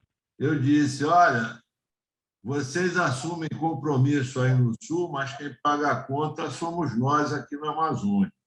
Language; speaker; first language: Portuguese; native; Portuguese